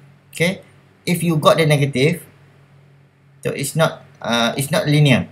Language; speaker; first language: English; non-native, local second language; Malay